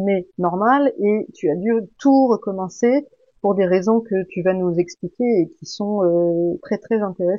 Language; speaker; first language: French; native; French